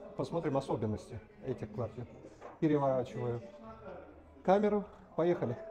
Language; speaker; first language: Russian; non-native, local second language; Kazakh